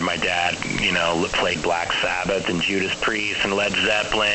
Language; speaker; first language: English; native; English